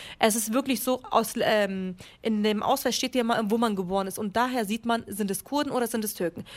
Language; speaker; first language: German; early bilingual, other home language; Kurdish